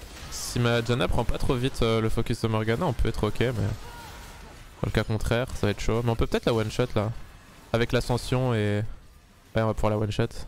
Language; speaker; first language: French; native; French